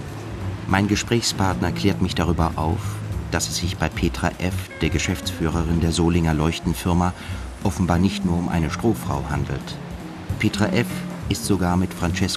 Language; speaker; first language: German; native; German